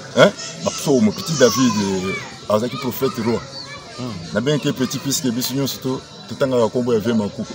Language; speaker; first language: Lingala; non-native, local second language; Kongo